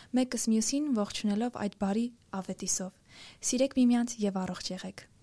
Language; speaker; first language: Armenian; native; Armenian